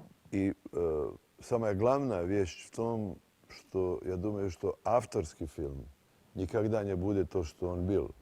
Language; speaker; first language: Russian; non-native, fluent; Serbian